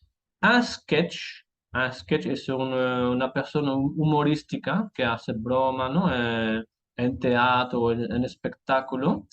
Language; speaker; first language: Spanish; non-native, fluent; French